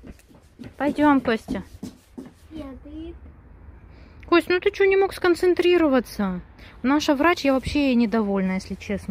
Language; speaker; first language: Russian; native; Russian